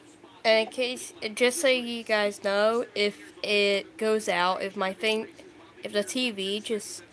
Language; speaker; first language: English; native; English